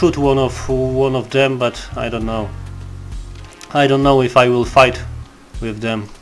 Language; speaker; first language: English; non-native, learner; Polish